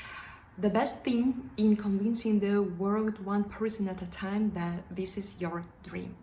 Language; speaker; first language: English; non-native, fluent; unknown